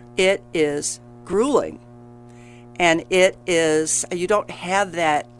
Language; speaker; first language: English; native; English